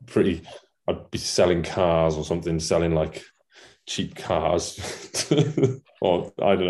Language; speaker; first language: English; non-native, local second language; Welsh